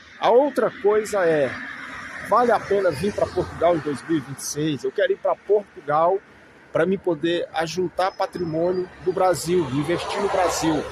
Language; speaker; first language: Portuguese; native; Portuguese